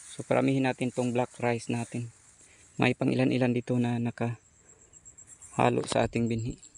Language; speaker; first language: Filipino; non-native, local second language; Cebuano